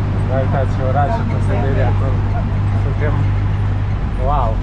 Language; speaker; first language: Spanish; non-native, learner; Romanian